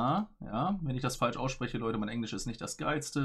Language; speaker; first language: German; native; German